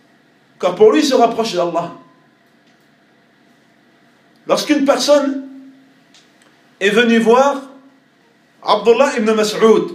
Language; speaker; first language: French; native; French